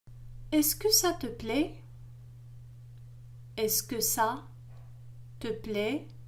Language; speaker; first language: French; non-native, local second language; Arabic